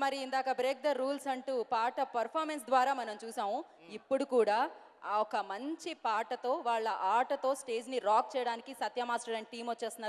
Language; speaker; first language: Telugu; native; Telugu